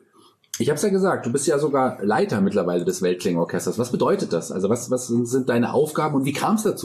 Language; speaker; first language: German; native; German